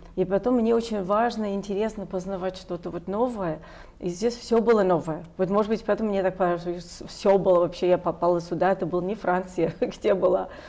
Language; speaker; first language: Russian; non-native, fluent; English